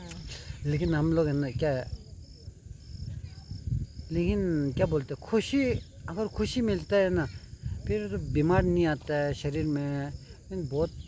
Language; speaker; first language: Hindi; non-native, local second language; Tibetan